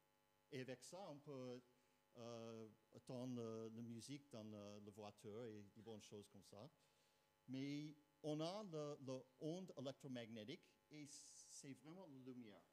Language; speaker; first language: French; non-native, fluent; English